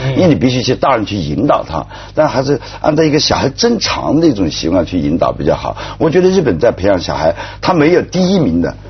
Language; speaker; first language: Chinese; native; Chinese